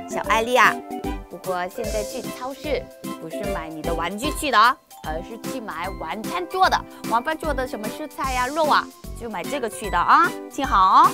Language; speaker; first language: Chinese; non-native, fluent; Korean